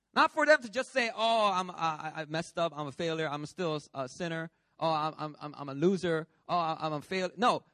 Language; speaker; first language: English; native; English